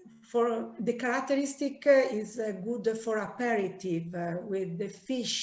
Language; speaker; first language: English; non-native, learner; Italian